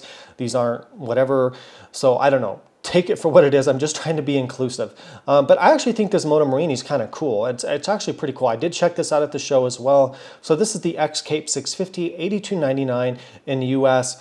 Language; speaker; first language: English; native; English